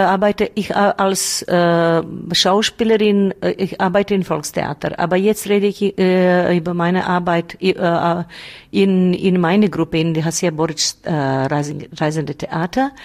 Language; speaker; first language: German; non-native, learner; Bosnian